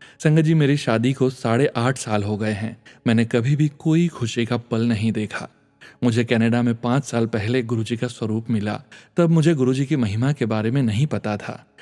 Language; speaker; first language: Hindi; native; Hindi